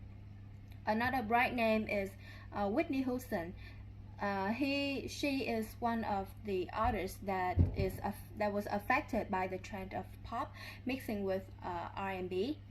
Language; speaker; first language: English; non-native, learner; Vietnamese